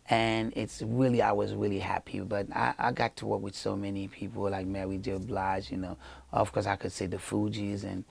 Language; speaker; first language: English; early bilingual, other home language; Haitian Creole